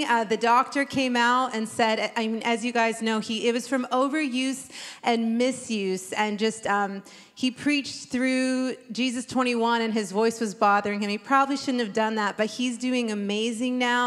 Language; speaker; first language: English; native; English